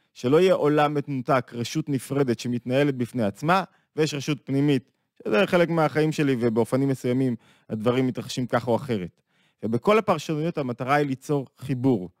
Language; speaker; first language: Hebrew; native; Hebrew